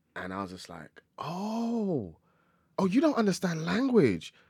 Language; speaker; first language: English; native; English